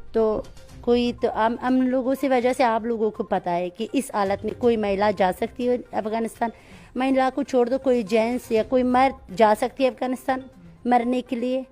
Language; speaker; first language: Hindi; non-native, fluent; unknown